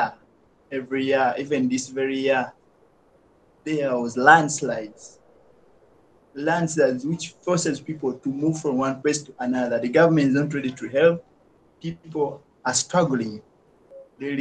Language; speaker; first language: English; non-native, local second language; Ganda